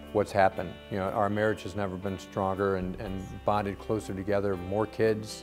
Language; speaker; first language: English; native; English